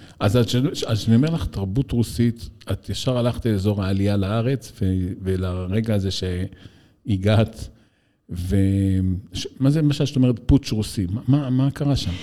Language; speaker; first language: Hebrew; native; Hebrew